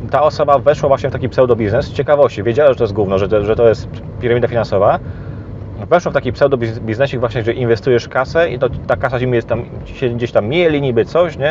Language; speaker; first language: Polish; native; Polish